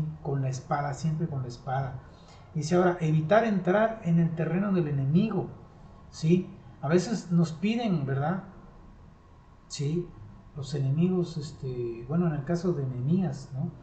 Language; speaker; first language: Spanish; native; Spanish